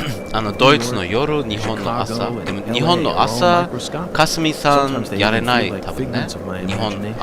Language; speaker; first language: Japanese; non-native, learner; German